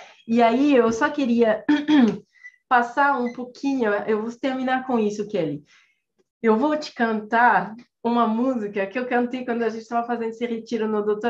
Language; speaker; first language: Portuguese; non-native, fluent; French